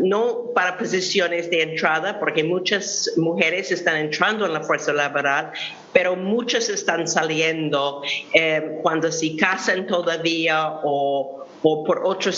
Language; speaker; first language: Spanish; non-native, fluent; English